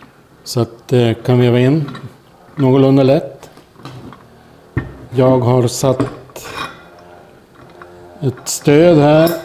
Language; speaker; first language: Swedish; native; Swedish